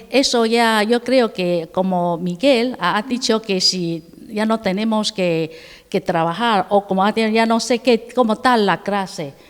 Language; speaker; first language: Spanish; non-native, fluent; Chinese